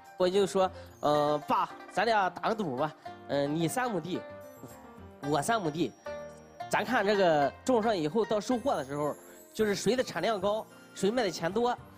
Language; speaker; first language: Chinese; native; Chinese